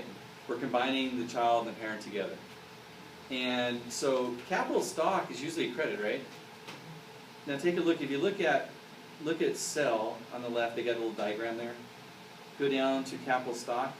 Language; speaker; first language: English; native; English